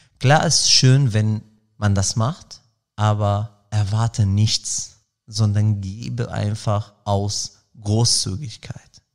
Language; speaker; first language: German; non-native, fluent; Arabic